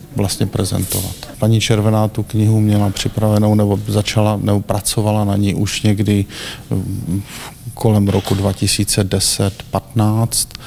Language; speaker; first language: Czech; native; Czech